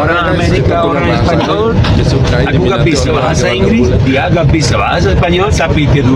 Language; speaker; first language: Indonesian; non-native, fluent; Spanish